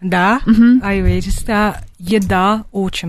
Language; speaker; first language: Russian; non-native, learner; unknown